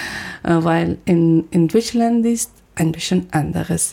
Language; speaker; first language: German; non-native, learner; Persian